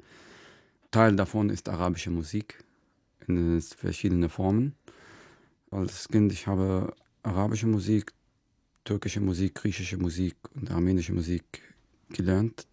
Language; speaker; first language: German; non-native, fluent; Arabic